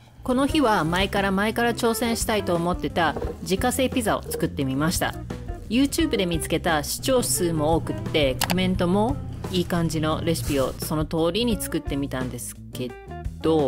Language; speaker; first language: Japanese; native; Japanese